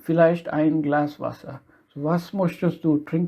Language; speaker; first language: German; non-native, learner; Tamil